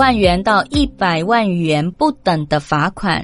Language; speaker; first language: Chinese; native; Chinese